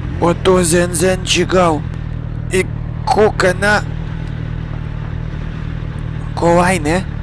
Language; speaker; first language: Japanese; non-native, learner; Russian